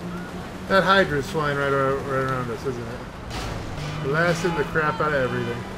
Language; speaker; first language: English; native; English